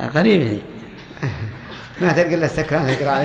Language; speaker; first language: Arabic; native; Arabic